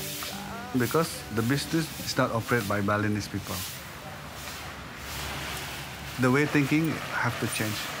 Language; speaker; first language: English; non-native, learner; Indonesian